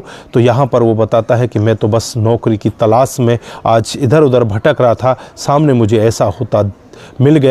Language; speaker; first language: Hindi; native; Hindi